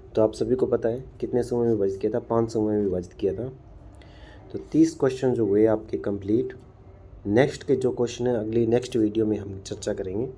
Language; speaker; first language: Hindi; native; Hindi